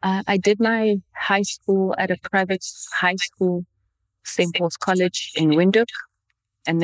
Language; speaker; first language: English; non-native, local second language; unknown